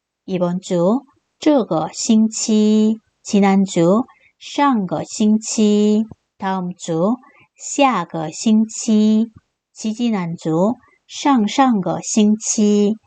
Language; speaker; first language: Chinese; non-native, fluent; Korean